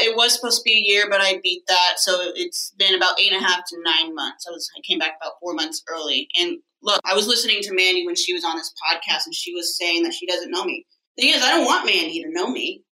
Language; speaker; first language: English; native; English